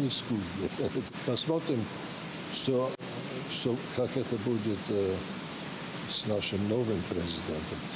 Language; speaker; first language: Russian; non-native, fluent; English